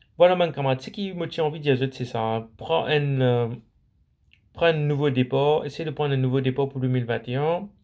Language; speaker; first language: French; non-native, local second language; Morisyen